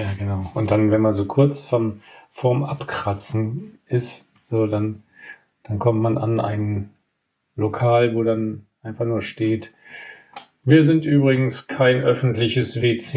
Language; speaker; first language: German; native; German